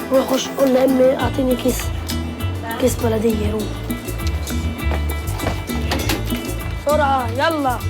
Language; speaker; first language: Arabic; native; Arabic